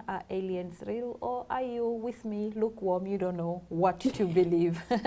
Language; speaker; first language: English; native; English